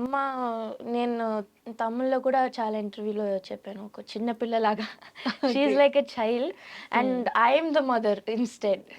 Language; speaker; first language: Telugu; non-native, learner; Tamil